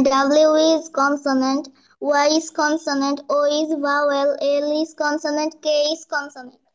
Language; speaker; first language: English; non-native, learner; Bangla